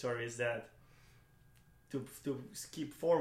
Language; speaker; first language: English; non-native, fluent; German